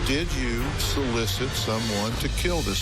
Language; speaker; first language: English; native; English